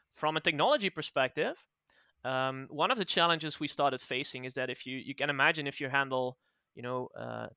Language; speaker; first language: English; non-native, fluent; Dutch